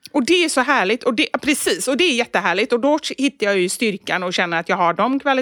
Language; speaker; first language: Swedish; native; Swedish